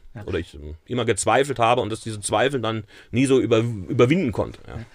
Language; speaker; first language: German; native; German